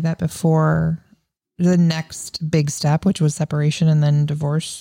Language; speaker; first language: English; native; English